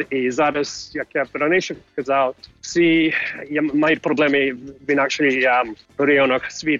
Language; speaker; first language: Ukrainian; early bilingual, heritage; English